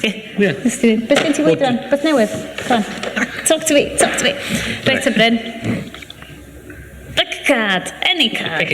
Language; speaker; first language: Welsh; native; Welsh